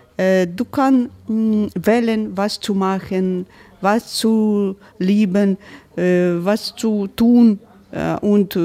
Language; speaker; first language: German; non-native, learner; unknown